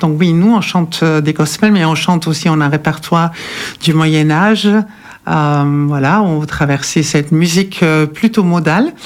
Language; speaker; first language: French; non-native, fluent; German